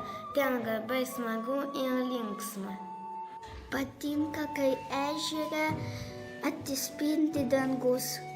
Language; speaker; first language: Lithuanian; non-native, local second language; Polish